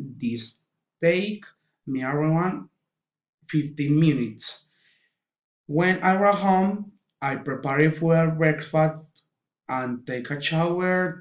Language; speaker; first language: English; non-native, learner; Spanish